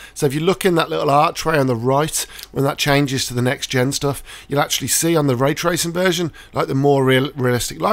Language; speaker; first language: English; native; English